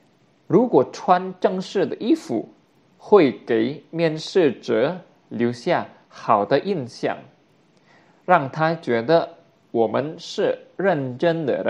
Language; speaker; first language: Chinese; non-native, fluent; Indonesian